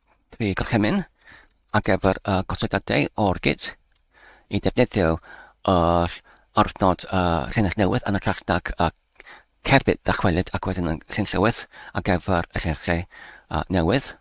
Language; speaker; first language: Welsh; non-native, learner; English